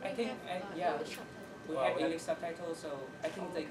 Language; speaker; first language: English; non-native, learner; Vietnamese